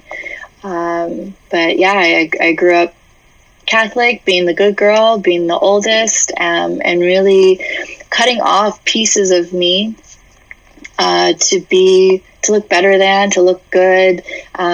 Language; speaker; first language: English; native; English